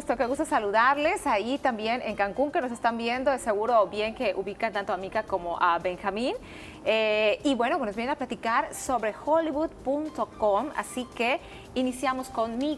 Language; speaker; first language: Spanish; native; Spanish